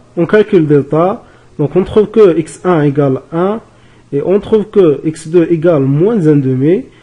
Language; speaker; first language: French; non-native, local second language; Arabic